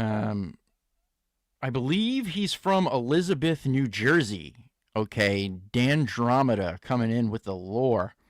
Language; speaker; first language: English; native; English